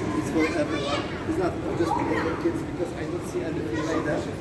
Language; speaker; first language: English; non-native, learner; Polish